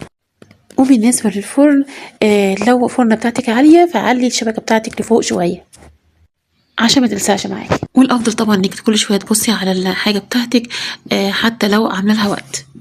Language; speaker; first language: Arabic; native; Arabic